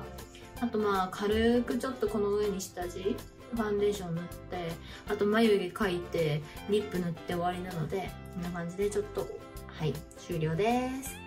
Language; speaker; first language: Japanese; native; Japanese